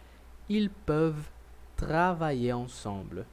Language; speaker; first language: French; non-native, learner; Portuguese